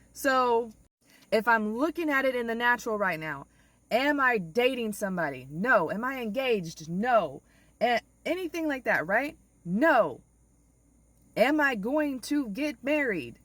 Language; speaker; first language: English; native; English